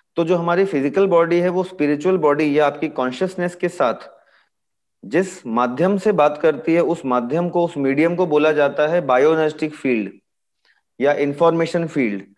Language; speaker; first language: Hindi; native; Hindi